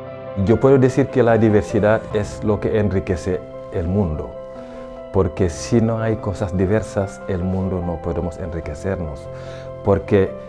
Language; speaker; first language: Spanish; non-native, fluent; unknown